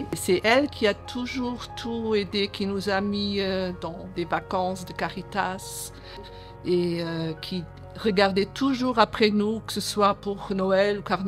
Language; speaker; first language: French; early bilingual, other home language; Portuguese